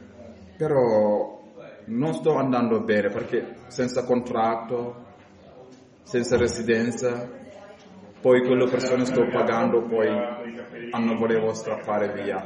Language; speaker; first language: Italian; non-native, learner; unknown